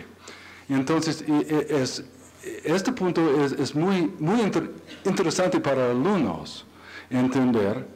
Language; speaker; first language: Spanish; non-native, learner; English